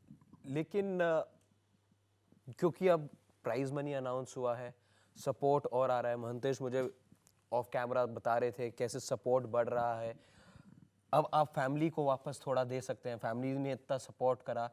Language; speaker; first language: Hindi; native; Hindi